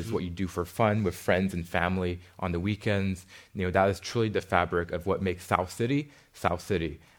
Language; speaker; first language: English; native; English